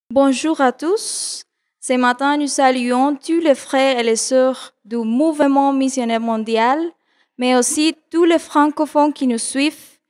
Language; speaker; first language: French; non-native, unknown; Spanish